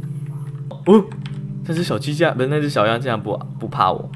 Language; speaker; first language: Chinese; native; Chinese